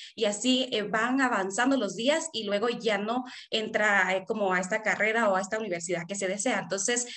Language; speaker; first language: Spanish; native; Spanish